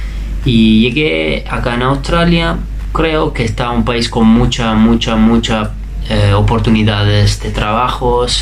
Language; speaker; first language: Spanish; non-native, fluent; Italian